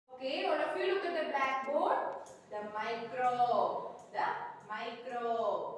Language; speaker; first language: English; non-native, local second language; Malayalam